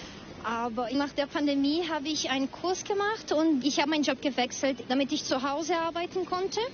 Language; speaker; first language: German; early bilingual, heritage; Portuguese